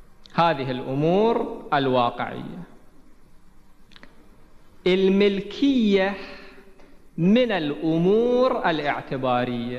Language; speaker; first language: Arabic; native; Arabic